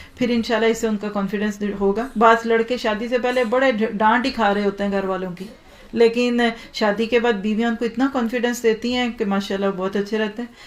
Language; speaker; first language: Urdu; native; Urdu